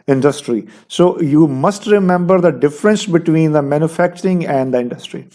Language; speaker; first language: English; non-native, local second language; Punjabi